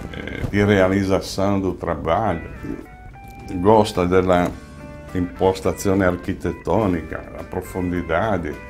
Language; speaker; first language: Portuguese; non-native, fluent; Italian